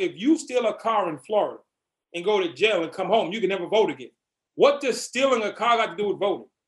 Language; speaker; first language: English; native; English